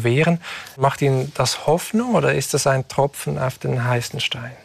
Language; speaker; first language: German; native; German